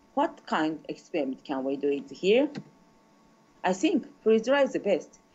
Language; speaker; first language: English; non-native, learner; Japanese